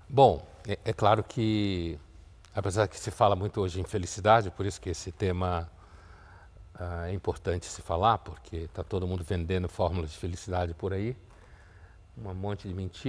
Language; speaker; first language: Portuguese; native; Portuguese